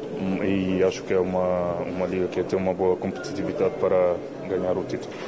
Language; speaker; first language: Portuguese; non-native, fluent; Italian